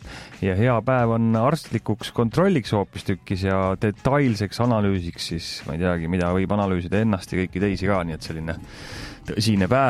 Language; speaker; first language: Estonian; native; Estonian